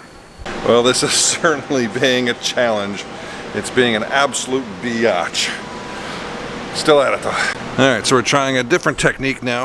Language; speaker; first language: English; native; English